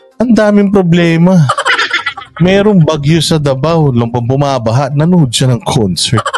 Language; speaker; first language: Filipino; non-native, local second language; Iloko